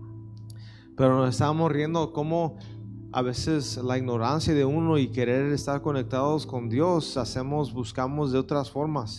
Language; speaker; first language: Spanish; early bilingual, heritage; Spanish